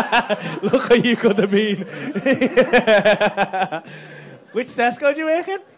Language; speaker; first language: English; native; English